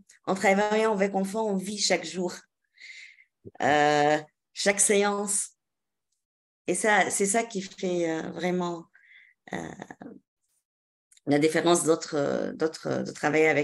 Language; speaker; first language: French; non-native, local second language; Arabic